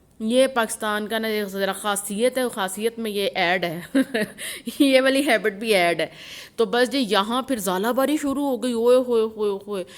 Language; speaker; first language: Urdu; non-native, local second language; Punjabi